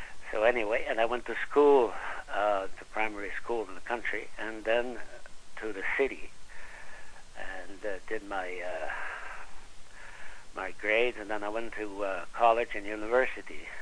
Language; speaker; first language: English; non-native, fluent; French